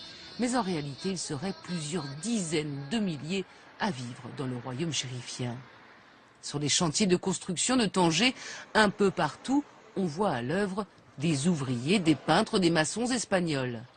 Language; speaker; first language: French; native; French